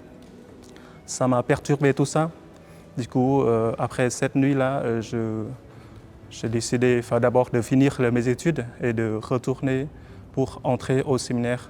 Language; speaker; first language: French; non-native, fluent; Vietnamese